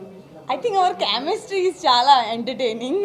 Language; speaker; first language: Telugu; non-native, local second language; Gujarati